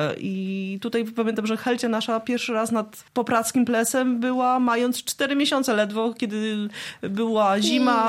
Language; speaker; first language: Polish; native; Polish